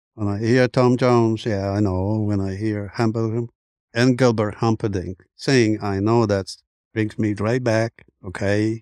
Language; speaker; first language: English; non-native, fluent; Spanish